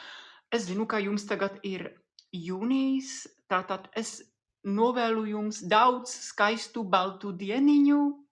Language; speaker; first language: Latvian; non-native, fluent; Czech